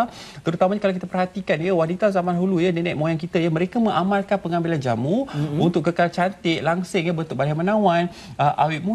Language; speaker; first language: Malay; native; Malay